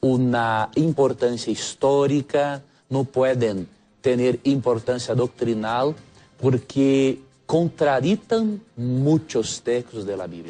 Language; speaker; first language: Spanish; non-native, fluent; Portuguese